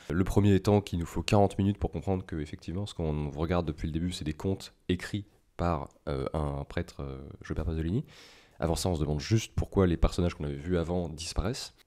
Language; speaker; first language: French; native; French